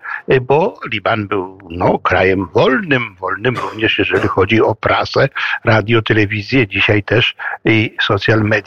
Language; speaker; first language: Polish; native; Polish